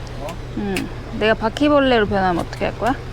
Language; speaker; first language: Korean; native; Korean